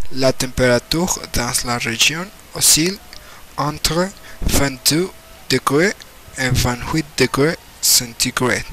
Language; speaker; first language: French; non-native, learner; Spanish